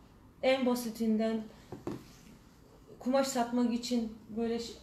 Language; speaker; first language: Turkish; early bilingual, heritage; Turkish